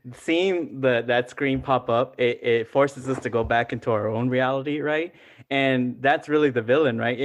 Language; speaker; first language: English; early bilingual, other home language; Spanish